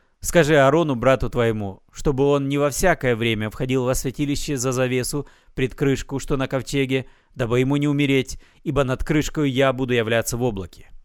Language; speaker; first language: Russian; native; Russian